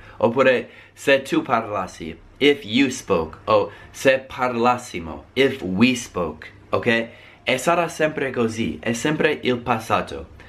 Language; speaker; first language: Italian; non-native, fluent; English